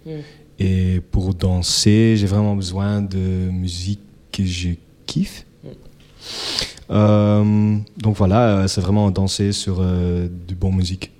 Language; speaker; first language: French; non-native, local second language; Dutch